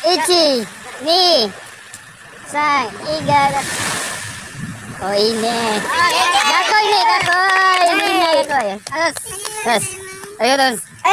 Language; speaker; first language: Japanese; non-native, learner; Cebuano